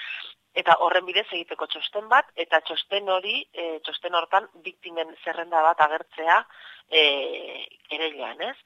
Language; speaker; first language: Basque; native; Basque